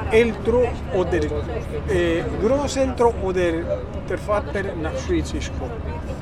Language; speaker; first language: German; early bilingual, heritage; Spanish